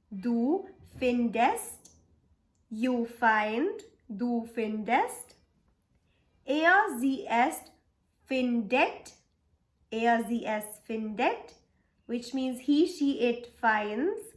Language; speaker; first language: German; non-native, fluent; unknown